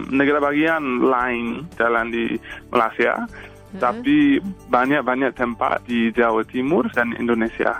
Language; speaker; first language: Indonesian; non-native, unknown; English